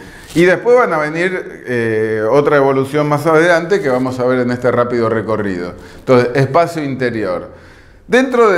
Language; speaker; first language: Spanish; native; Spanish